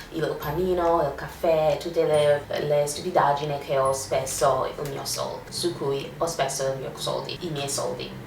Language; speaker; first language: Italian; non-native, learner; English